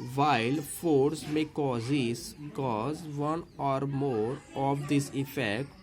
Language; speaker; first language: English; non-native, local second language; Gujarati